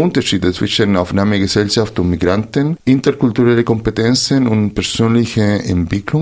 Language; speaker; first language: German; non-native, fluent; Spanish